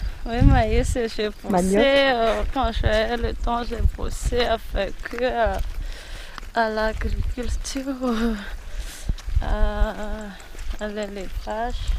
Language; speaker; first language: French; non-native, local second language; Malagasy